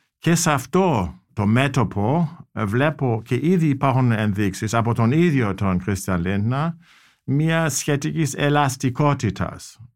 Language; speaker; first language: Greek; non-native, fluent; German